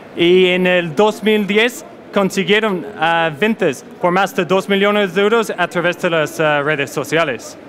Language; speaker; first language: Spanish; non-native, fluent; English